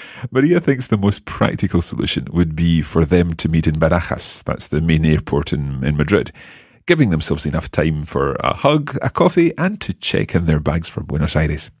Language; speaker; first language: English; native; English